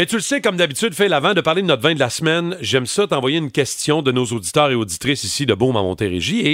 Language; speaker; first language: French; native; French